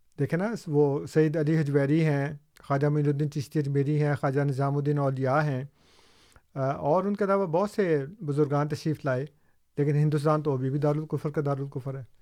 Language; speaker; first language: Urdu; native; Urdu